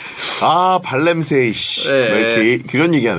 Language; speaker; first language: Korean; native; Korean